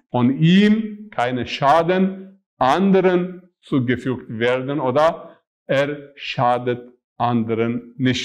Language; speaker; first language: German; non-native, fluent; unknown